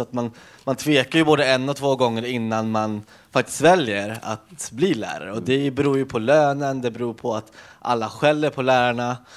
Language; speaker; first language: Swedish; native; Swedish